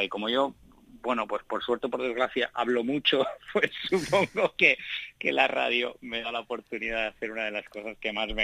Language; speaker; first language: Spanish; native; Spanish